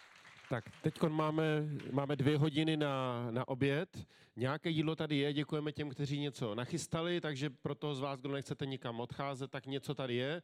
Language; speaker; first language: Czech; native; Czech